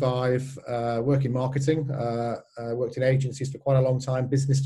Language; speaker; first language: English; native; English